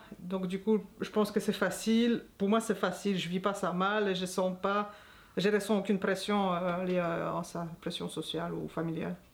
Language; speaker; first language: French; non-native, fluent; Polish